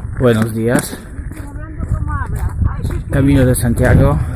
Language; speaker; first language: Spanish; non-native, learner; Polish